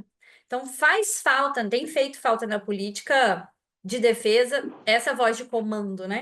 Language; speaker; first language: Portuguese; native; Portuguese